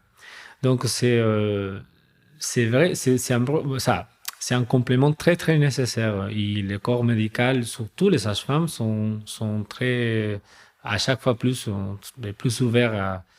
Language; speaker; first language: French; non-native, fluent; Spanish